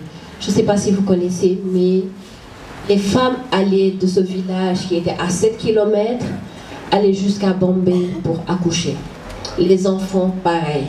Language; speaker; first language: French; non-native, local second language; Wolof